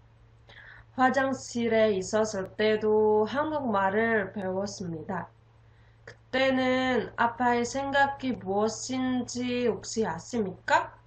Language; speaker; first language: Korean; non-native, learner; Indonesian